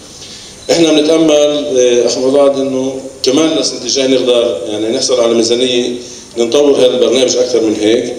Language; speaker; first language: Arabic; native; Arabic